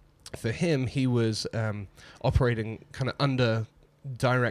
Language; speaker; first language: English; native; English